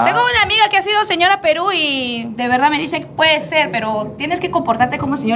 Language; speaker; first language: Spanish; native; Spanish